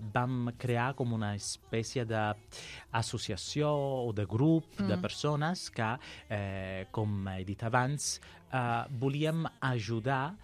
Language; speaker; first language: Catalan; non-native, fluent; Sicilian